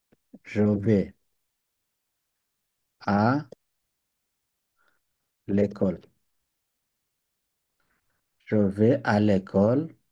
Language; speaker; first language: French; non-native, fluent; Bangla